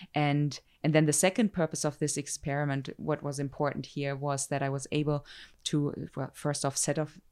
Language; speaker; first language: English; non-native, fluent; German